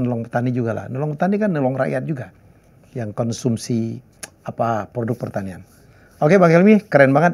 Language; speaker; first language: Indonesian; native; Indonesian